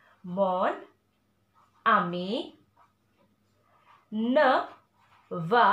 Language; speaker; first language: French; non-native, learner; Hindi